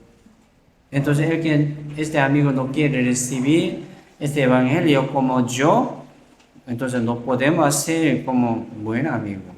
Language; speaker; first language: Spanish; non-native, learner; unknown